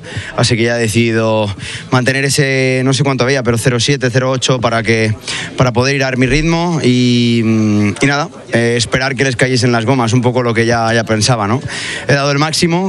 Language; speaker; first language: Spanish; native; Spanish